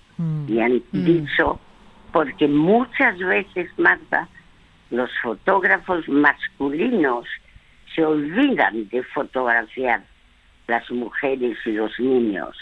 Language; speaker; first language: Spanish; early bilingual, other home language; French